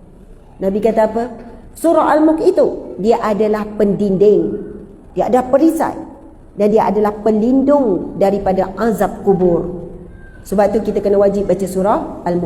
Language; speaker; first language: Malay; native; Malay